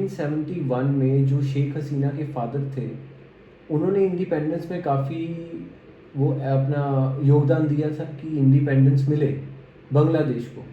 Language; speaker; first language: Hindi; native; Hindi